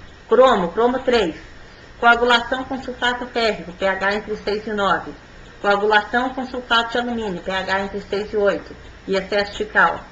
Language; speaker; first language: Portuguese; native; Portuguese